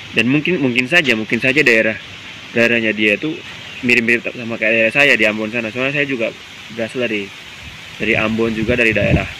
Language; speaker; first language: Indonesian; non-native, local second language; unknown